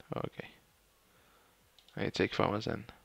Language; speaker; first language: English; non-native, learner; Spanish